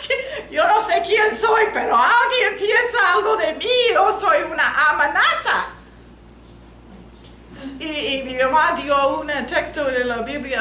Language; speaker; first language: Spanish; non-native, learner; English